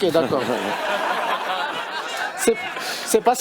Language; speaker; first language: French; non-native, learner; Japanese